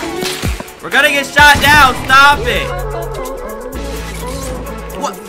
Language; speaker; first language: English; native; English